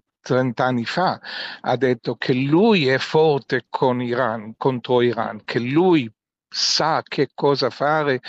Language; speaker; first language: Italian; non-native, fluent; Hebrew